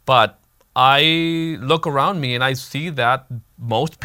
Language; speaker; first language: English; early bilingual, other home language; Spanish